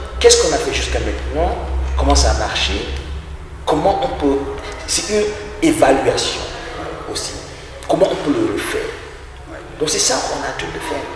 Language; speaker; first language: French; non-native, local second language; English